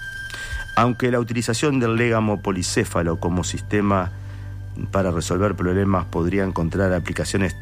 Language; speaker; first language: Spanish; native; Spanish